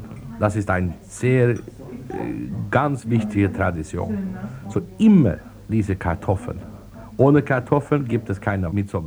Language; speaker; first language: German; non-native, learner; Swedish